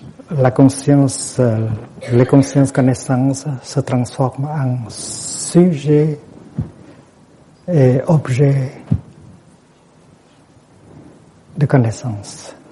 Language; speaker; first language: French; non-native, fluent; Vietnamese